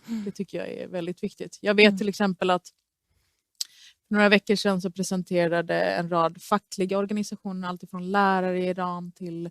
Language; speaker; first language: Swedish; early bilingual, other home language; Persian